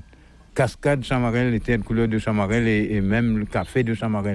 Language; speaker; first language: French; non-native, local second language; Morisyen